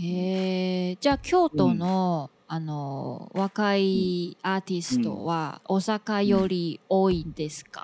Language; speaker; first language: Japanese; non-native, fluent; Chinese